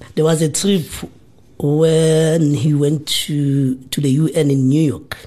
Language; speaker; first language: English; non-native, local second language; Zulu